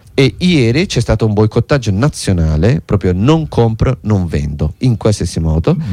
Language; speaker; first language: Italian; non-native, fluent; Turkish